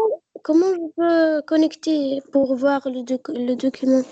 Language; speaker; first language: French; non-native, learner; Arabic